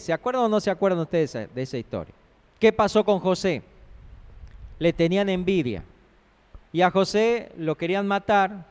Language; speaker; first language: Spanish; native; Spanish